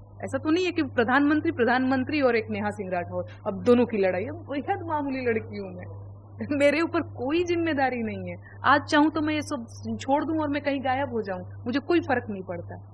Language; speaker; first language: Hindi; non-native, local second language; Bhojpuri